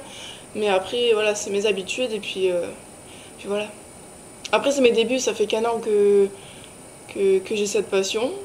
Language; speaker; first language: French; native; French